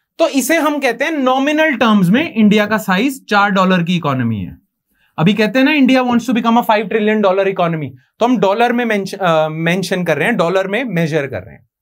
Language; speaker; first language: Hindi; native; Hindi